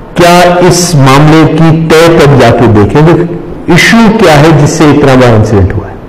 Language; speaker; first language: Urdu; non-native, local second language; Sindhi